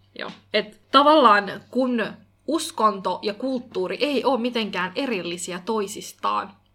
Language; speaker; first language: Finnish; early bilingual, other home language; Kurdish